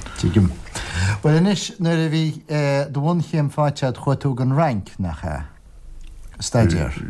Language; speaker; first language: Irish; native; Irish